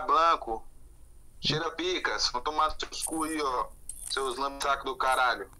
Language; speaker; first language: Portuguese; native; Portuguese